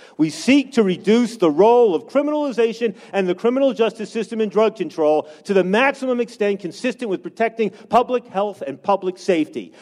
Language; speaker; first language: English; native; English